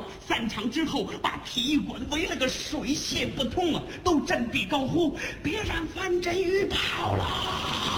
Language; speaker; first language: Chinese; native; Chinese